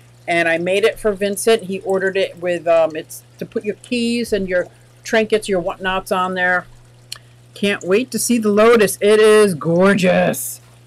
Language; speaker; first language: English; native; English